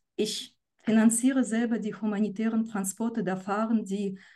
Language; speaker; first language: German; non-native, fluent; Ukrainian